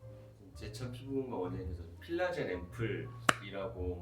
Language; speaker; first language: Korean; native; Korean